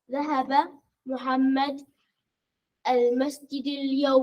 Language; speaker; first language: Arabic; non-native, learner; English